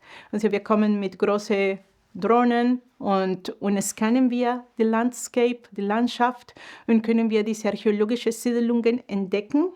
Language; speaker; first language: German; non-native, fluent; Spanish